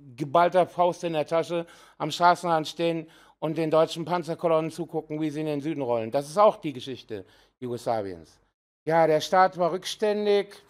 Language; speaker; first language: German; early bilingual, heritage; Serbian